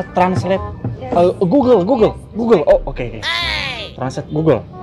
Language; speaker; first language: English; non-native, learner; Indonesian